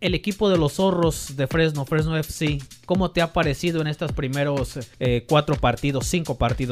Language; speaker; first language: Spanish; native; Spanish